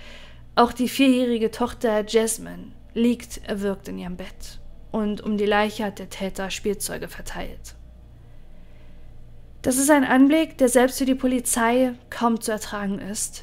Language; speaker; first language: German; native; German